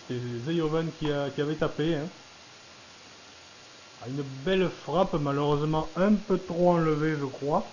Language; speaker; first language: French; native; French